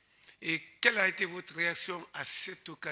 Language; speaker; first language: French; native; French